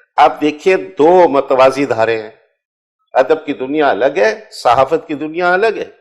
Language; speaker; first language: Urdu; non-native, local second language; Pashto